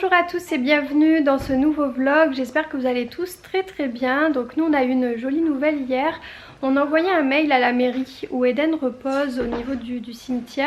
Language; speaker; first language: French; native; French